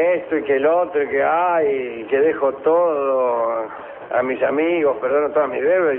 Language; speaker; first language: Spanish; native; Spanish